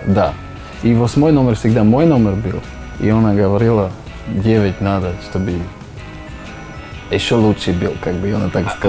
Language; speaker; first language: Russian; non-native, learner; Slovak